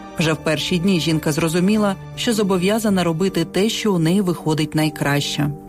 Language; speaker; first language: Ukrainian; native; Ukrainian